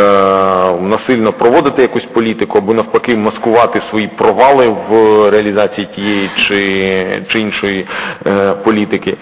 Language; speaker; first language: Ukrainian; native; Ukrainian